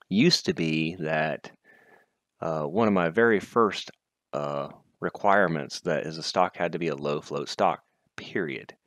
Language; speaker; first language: English; native; English